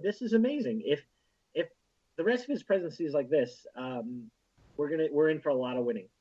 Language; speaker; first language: English; native; English